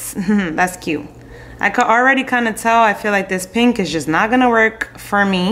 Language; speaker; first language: English; native; English